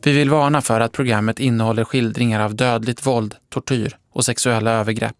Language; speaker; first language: Swedish; native; Swedish